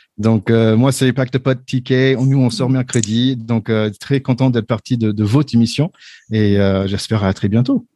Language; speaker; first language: French; non-native, fluent; English